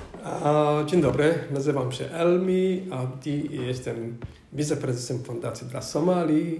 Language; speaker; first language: Polish; non-native, fluent; Somali